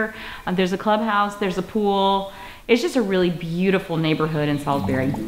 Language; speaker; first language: English; native; English